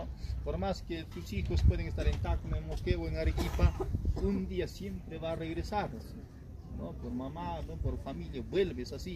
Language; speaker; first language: Spanish; native; Spanish